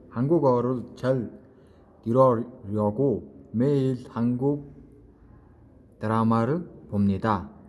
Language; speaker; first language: Korean; non-native, fluent; Mongolian